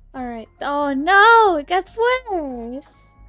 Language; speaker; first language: English; native; English